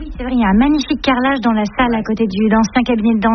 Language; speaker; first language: French; native; French